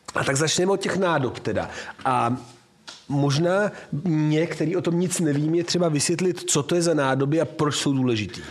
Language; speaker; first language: Czech; non-native, fluent; Italian